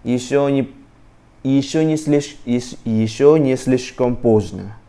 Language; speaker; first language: Russian; non-native, learner; Indonesian